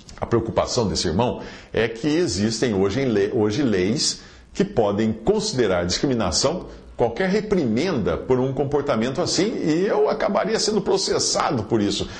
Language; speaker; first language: Portuguese; native; Portuguese